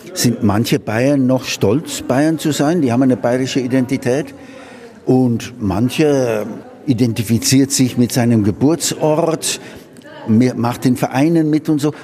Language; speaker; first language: German; non-native, fluent; English